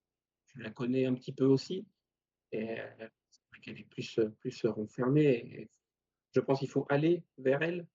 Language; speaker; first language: French; native; French